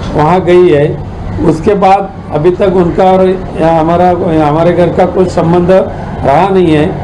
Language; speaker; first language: Hindi; non-native, local second language; Marathi